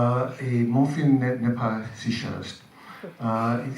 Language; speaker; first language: French; non-native, learner; English